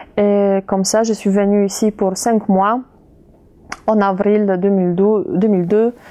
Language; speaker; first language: French; non-native, fluent; Polish